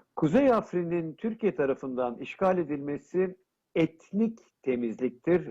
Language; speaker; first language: Turkish; native; Turkish